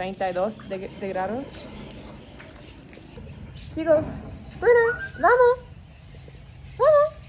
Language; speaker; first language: Spanish; non-native, learner; English